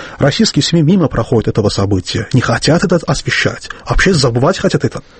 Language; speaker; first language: Russian; non-native, local second language; Azerbaijani